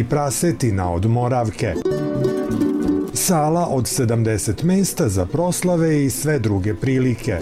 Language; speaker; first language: Serbian; native; Serbian